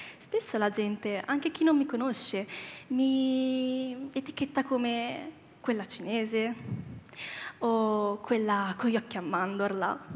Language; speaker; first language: Italian; early bilingual, other home language; Chinese